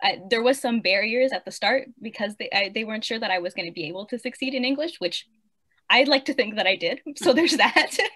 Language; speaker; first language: English; non-native, fluent; French